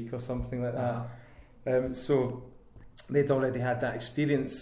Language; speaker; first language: English; native; English